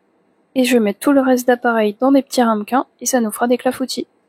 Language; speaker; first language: French; native; French